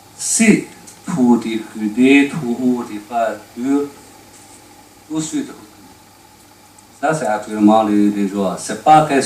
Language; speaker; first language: French; non-native, learner; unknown